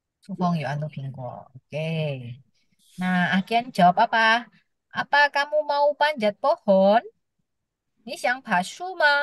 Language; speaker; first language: Chinese; early bilingual, heritage; Chinese